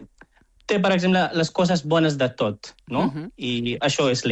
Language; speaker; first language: Catalan; non-native, fluent; Arabic